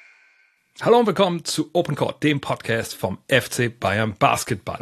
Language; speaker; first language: German; native; German